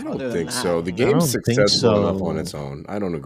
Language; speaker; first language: English; native; English